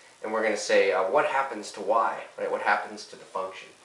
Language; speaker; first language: English; native; English